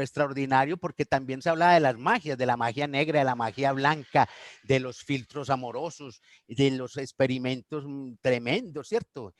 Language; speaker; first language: Spanish; native; Spanish